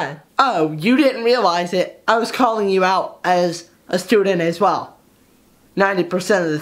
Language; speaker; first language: English; native; English